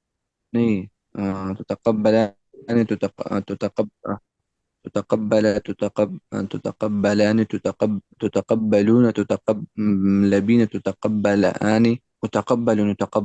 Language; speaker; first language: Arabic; non-native, learner; Urdu